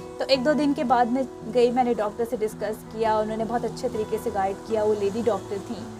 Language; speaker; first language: Urdu; non-native, local second language; Punjabi